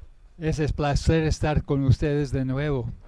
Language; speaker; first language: Spanish; non-native, fluent; English